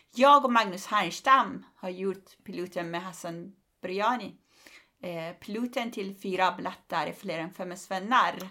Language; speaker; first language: Swedish; non-native, fluent; Persian